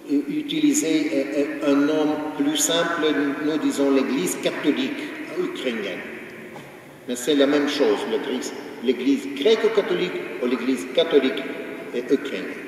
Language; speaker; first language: French; non-native, fluent; Ukrainian